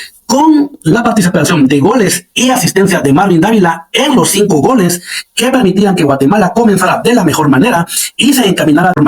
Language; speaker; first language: Spanish; native; Spanish